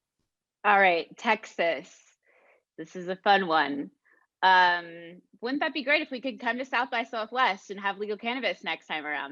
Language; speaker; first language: English; native; English